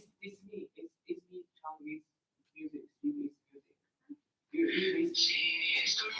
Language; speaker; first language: English; non-native, learner; Chinese